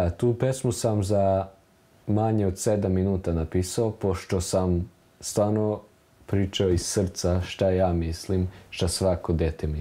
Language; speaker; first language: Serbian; early bilingual, heritage; German